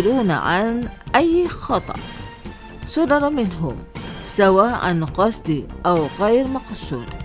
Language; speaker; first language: Arabic; non-native, fluent; Indonesian